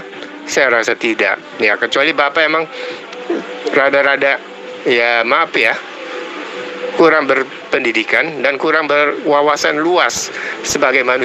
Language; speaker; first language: Indonesian; native; Indonesian